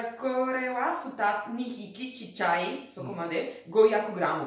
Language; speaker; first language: Japanese; non-native, learner; Italian